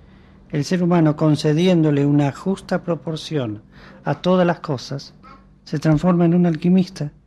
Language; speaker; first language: Spanish; native; Spanish